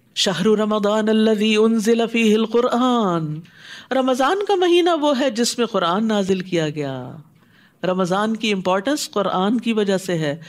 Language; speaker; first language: Urdu; native; Urdu